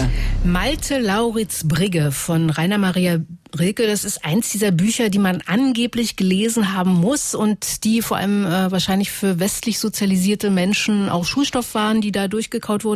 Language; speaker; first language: German; native; German